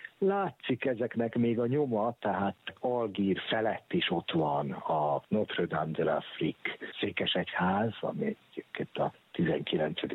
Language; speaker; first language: Hungarian; native; Hungarian